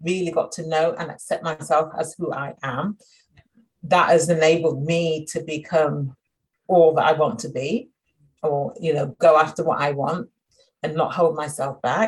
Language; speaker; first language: English; native; English